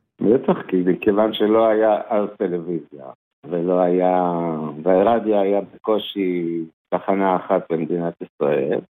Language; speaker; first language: Hebrew; native; Hebrew